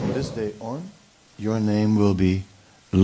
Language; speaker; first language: English; non-native, local second language; Dutch